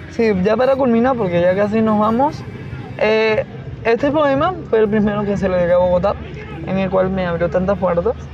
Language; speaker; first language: Spanish; native; Spanish